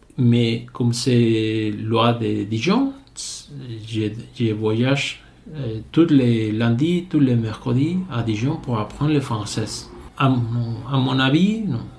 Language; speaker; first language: French; non-native, learner; Spanish